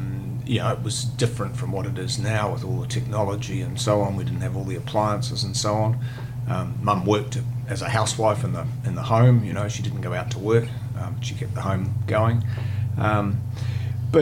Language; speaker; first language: English; native; English